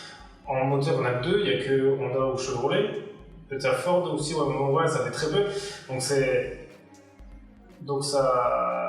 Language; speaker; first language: French; native; French